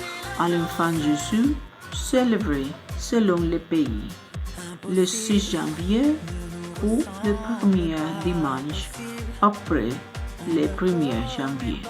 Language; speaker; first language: French; non-native, learner; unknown